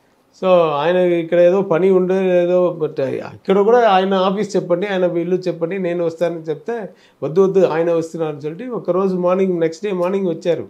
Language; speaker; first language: Telugu; non-native, learner; Tamil